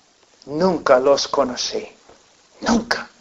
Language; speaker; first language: Spanish; non-native, fluent; English